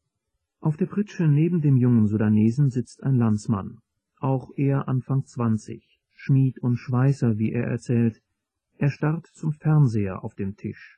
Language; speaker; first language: German; native; German